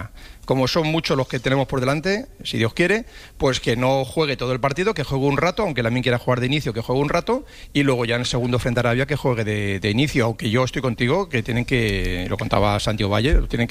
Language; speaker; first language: Spanish; native; Spanish